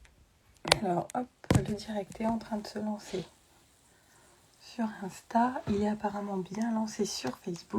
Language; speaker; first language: French; native; French